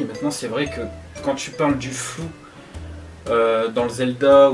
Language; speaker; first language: French; native; French